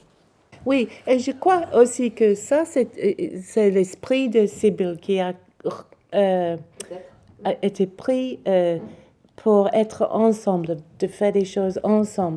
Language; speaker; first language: French; non-native, learner; English